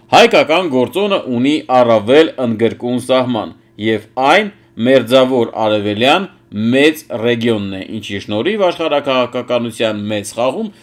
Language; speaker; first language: Armenian; native; Armenian